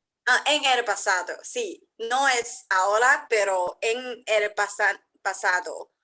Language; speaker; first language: Spanish; non-native, learner; English